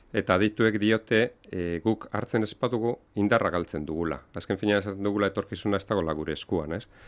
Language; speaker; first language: Basque; non-native, local second language; Spanish